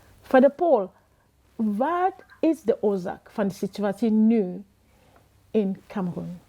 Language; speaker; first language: Dutch; non-native, fluent; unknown